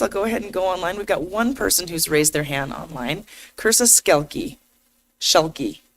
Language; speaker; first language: English; native; English